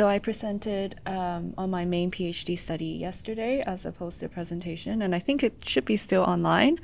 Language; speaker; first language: English; non-native, local second language; Cantonese